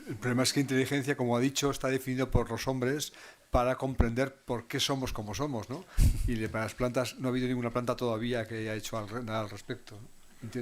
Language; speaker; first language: Spanish; native; Spanish